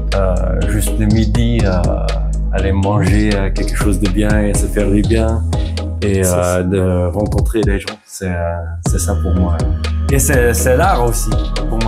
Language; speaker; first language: French; non-native, fluent; Dutch